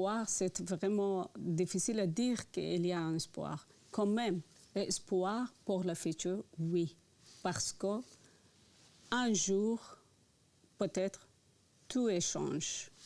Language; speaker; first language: French; non-native, learner; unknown